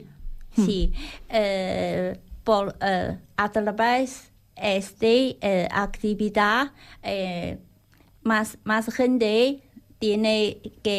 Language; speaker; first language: Spanish; non-native, learner; Chinese